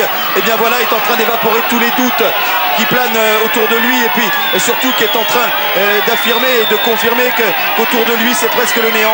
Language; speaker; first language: French; native; French